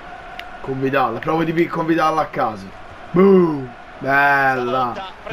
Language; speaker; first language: Italian; native; Italian